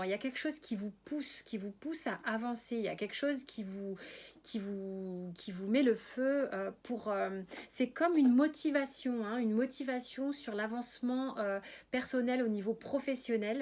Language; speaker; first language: French; native; French